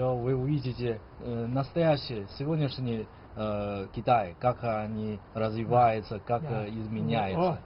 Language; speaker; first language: Russian; non-native, fluent; Chinese